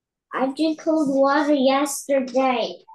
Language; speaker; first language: English; early bilingual, other home language; Bangla